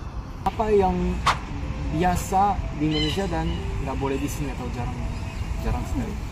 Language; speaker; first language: Indonesian; non-native, fluent; French